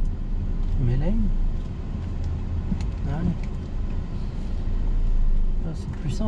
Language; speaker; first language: French; native; French